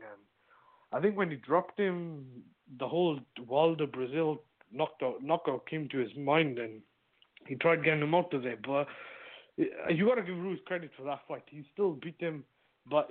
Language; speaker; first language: English; native; English